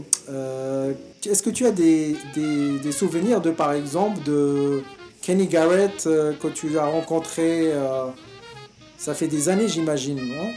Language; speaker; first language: French; native; French